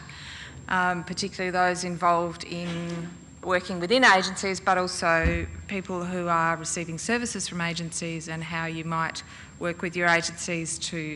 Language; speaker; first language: English; native; English